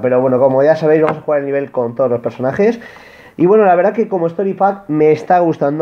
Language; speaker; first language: Spanish; native; Spanish